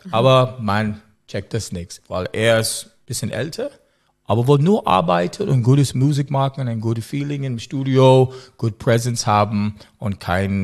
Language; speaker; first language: German; non-native, learner; English